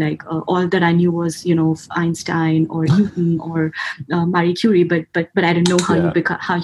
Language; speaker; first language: English; non-native, local second language; Hindi